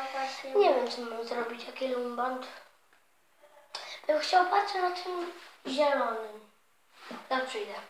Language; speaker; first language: Polish; early bilingual, heritage; Polish